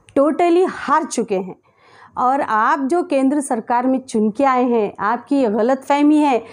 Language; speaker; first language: Hindi; native; Hindi